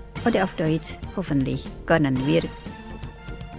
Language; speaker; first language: German; non-native, fluent; Indonesian